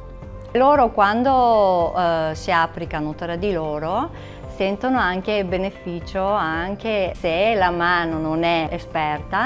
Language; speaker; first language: Italian; non-native, fluent; Japanese